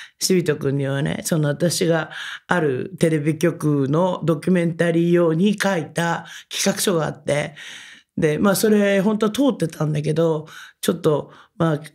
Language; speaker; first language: Japanese; native; Japanese